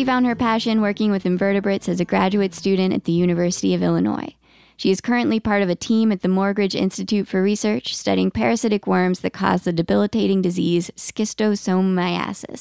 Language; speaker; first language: English; native; English